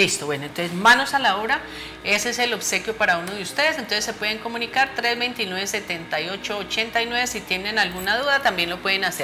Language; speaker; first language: Spanish; native; Spanish